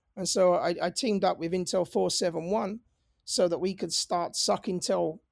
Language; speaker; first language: English; native; English